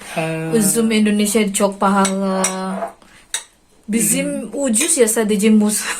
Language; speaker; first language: Turkish; non-native, learner; Indonesian